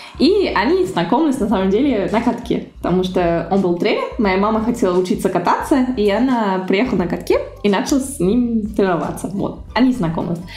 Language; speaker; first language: Russian; early bilingual, heritage; Russian